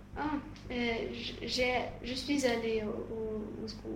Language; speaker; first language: French; non-native, learner; Russian